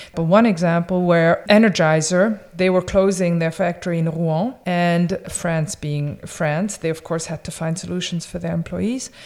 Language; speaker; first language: English; early bilingual, other home language; French